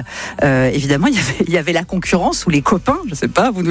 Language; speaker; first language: French; native; French